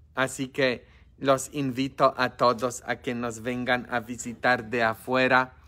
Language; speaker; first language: Spanish; non-native, fluent; Polish